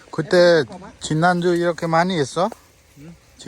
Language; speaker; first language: Korean; non-native, learner; Nepali